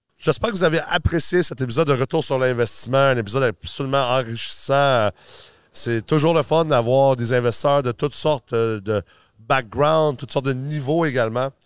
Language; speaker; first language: French; native; French